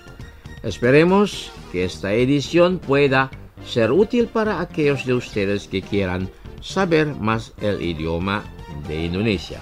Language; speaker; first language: Spanish; non-native, fluent; Indonesian